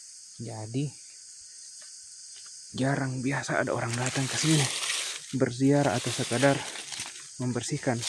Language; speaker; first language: Indonesian; native; Indonesian